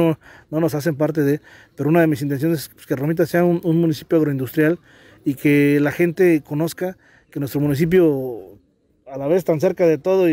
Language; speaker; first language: Spanish; native; Spanish